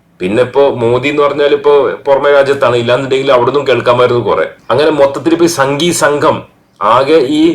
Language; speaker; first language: Malayalam; native; Malayalam